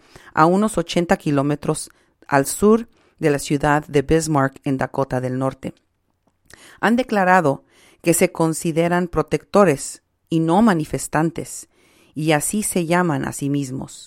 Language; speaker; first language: Spanish; native; Spanish